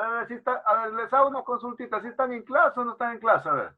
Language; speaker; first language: Spanish; native; Spanish